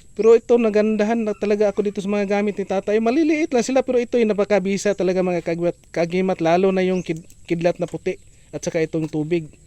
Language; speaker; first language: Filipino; non-native, local second language; Cebuano